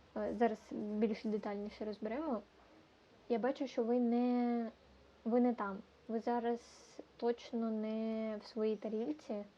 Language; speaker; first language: Ukrainian; non-native, local second language; Russian